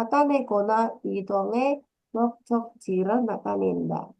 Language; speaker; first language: Korean; non-native, fluent; Indonesian